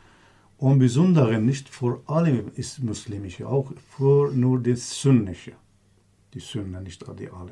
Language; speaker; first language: German; non-native, learner; Kurdish